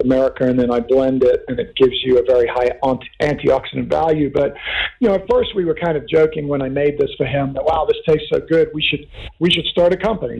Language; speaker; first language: English; native; English